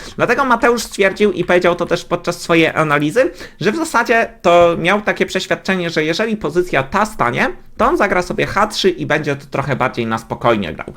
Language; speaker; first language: Polish; native; Polish